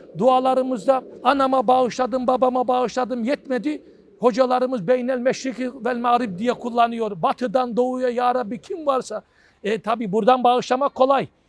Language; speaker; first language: Turkish; native; Turkish